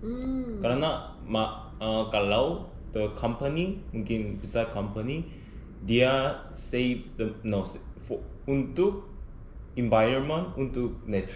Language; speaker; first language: Indonesian; non-native, learner; Korean